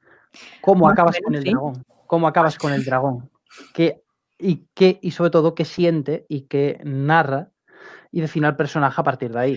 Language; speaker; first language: Spanish; native; Spanish